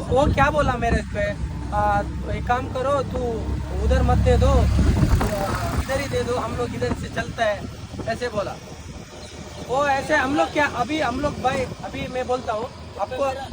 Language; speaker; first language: Hindi; non-native, local second language; Kannada